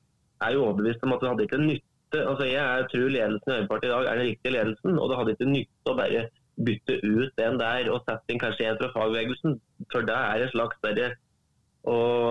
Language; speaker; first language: Norwegian; native; Norwegian